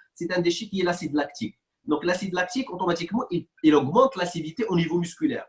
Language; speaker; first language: French; non-native, local second language; Arabic